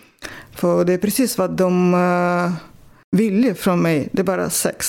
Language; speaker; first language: Swedish; non-native, fluent; Russian